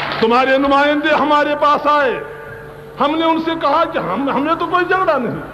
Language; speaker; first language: Urdu; non-native, local second language; Kashmiri